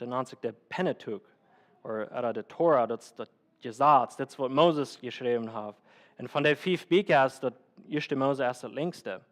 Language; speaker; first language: German; non-native, learner; Plautdietsch